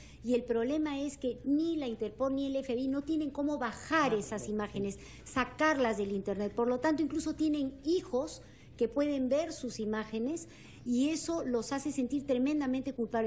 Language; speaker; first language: Spanish; native; Spanish